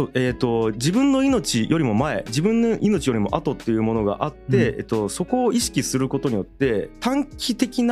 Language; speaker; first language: Japanese; native; Japanese